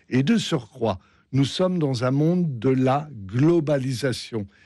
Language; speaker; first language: French; native; French